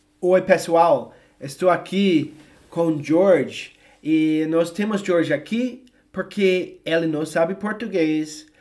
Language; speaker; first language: Portuguese; non-native, fluent; English